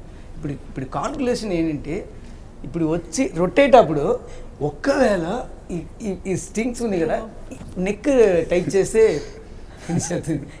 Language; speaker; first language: Telugu; non-native, learner; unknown